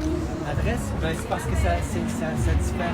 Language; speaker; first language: French; non-native, local second language; Arabic